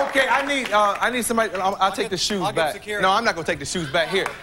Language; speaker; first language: English; native; English